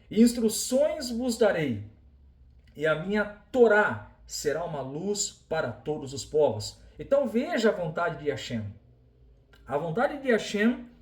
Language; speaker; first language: Portuguese; native; Portuguese